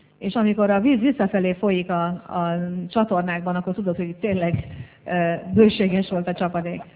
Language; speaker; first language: Hungarian; native; Hungarian